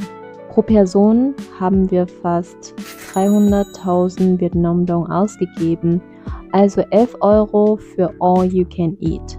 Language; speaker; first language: German; non-native, fluent; Vietnamese